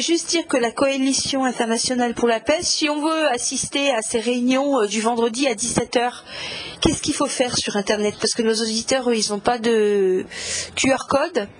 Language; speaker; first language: French; native; French